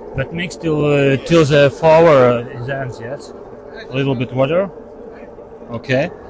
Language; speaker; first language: English; non-native, learner; Latvian